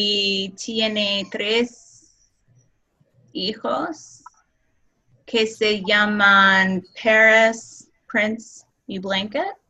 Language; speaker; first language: Spanish; non-native, fluent; English